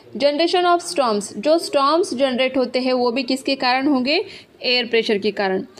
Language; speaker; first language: Hindi; non-native, local second language; Marathi